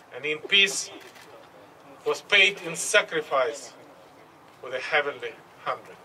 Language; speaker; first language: English; non-native, learner; Ukrainian